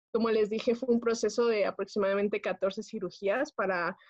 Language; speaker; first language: Spanish; native; Spanish